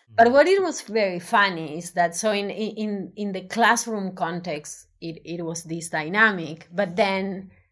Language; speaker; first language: English; non-native, fluent; Spanish